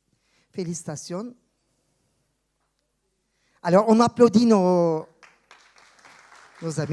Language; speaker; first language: French; non-native, fluent; Turkish